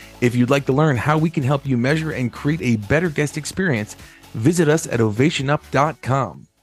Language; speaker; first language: English; native; English